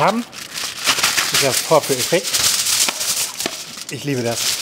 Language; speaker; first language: German; native; German